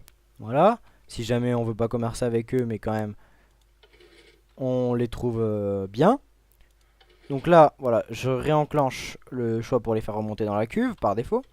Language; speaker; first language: French; native; French